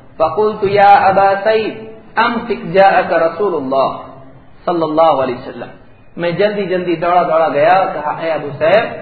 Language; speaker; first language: Urdu; native; Urdu